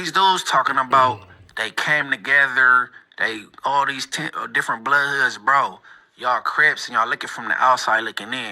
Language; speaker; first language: English; native; English